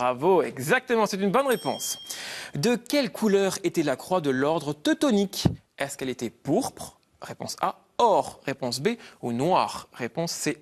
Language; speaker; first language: French; native; French